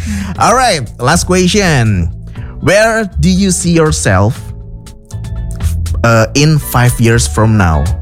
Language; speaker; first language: English; non-native, fluent; Indonesian